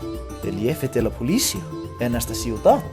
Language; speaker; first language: Spanish; non-native, learner; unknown